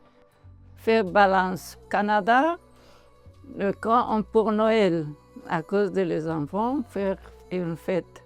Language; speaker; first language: French; non-native, learner; Persian